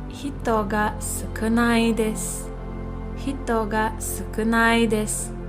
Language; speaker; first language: Japanese; non-native, fluent; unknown